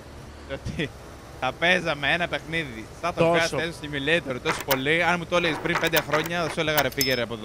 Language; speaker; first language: Greek; native; Greek